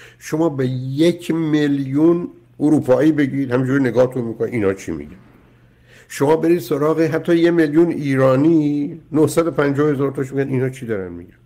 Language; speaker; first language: Persian; native; Persian